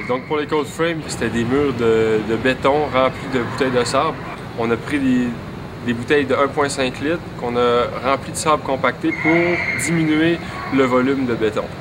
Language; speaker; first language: French; native; French